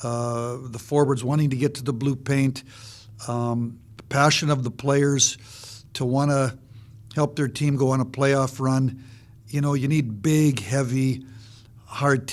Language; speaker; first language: English; native; English